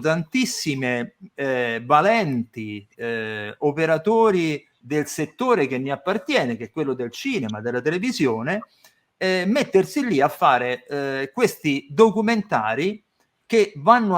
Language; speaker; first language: Italian; native; Italian